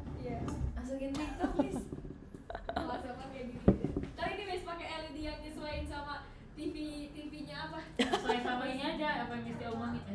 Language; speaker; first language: Indonesian; native; Indonesian